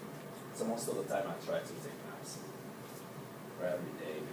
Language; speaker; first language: English; non-native, learner; Hungarian